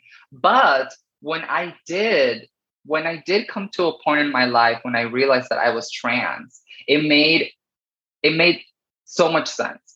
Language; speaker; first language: English; early bilingual, other home language; Spanish